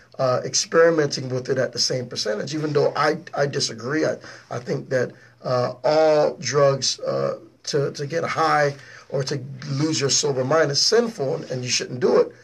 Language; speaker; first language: English; early bilingual, other home language; Haitian Creole